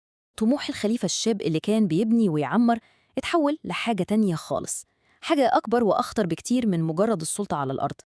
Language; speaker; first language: Arabic; native; Arabic